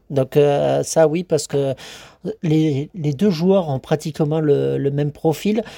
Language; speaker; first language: French; native; French